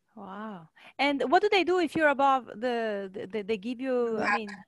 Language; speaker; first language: English; non-native, fluent; Italian